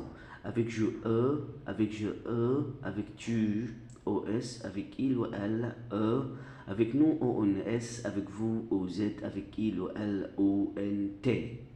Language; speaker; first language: French; non-native, fluent; Arabic